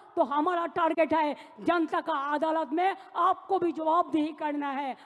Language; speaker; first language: Hindi; non-native, local second language; Bangla